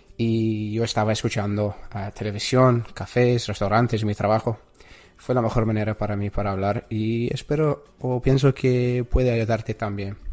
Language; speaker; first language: Spanish; non-native, learner; English